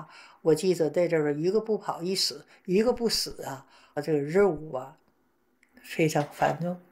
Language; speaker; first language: Chinese; native; Chinese